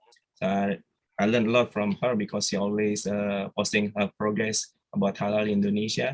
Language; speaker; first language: English; non-native, fluent; Indonesian